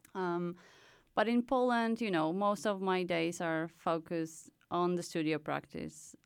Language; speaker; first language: English; non-native, fluent; Polish